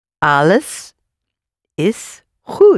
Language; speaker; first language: Dutch; non-native, learner; English